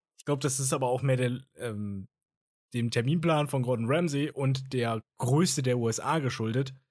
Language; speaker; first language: German; native; German